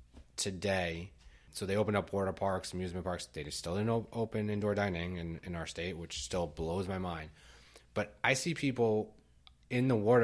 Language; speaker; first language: English; native; English